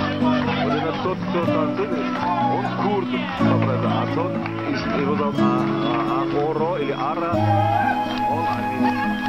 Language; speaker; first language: Russian; non-native, local second language; Tajik